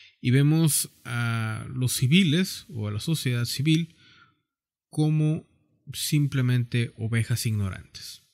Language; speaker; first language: Spanish; native; Spanish